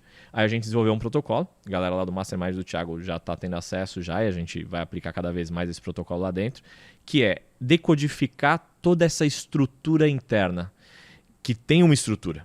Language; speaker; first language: Portuguese; native; Portuguese